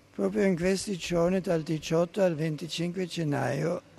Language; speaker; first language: Italian; non-native, fluent; German